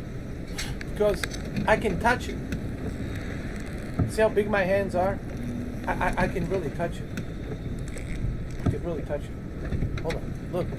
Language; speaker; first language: English; native; English